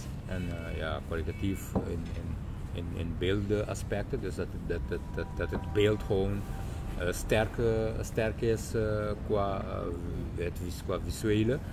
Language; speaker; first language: Dutch; non-native, local second language; Papiamento